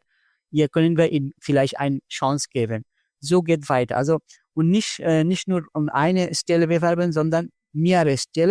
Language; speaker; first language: German; non-native, fluent; Bangla